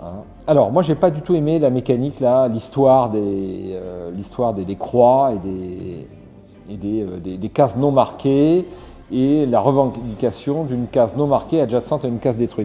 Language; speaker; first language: French; native; French